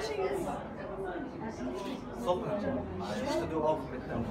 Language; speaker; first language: German; non-native, learner; Arabic